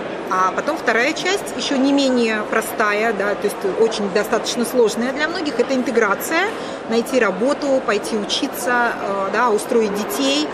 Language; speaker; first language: Russian; native; Russian